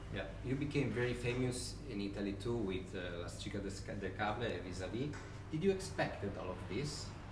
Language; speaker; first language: English; non-native, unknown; Italian